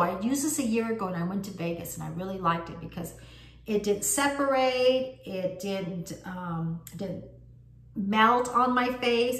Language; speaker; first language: English; native; English